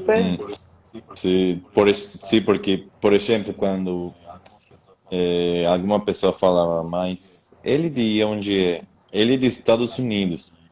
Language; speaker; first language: Portuguese; non-native, fluent; Spanish